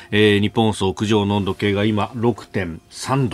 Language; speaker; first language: Japanese; native; Japanese